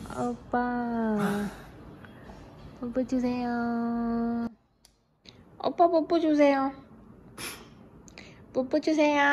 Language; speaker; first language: Korean; non-native, learner; Malayalam